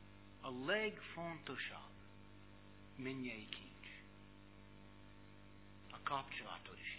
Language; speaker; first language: Hungarian; non-native, learner; English